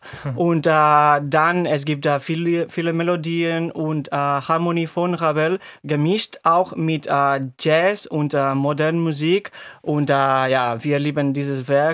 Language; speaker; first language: German; non-native, fluent; Spanish